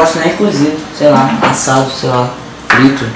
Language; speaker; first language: Portuguese; native; Portuguese